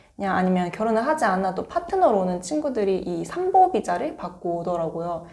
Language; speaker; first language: Korean; native; Korean